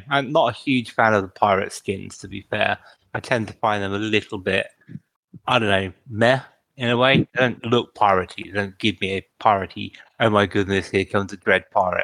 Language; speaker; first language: English; native; English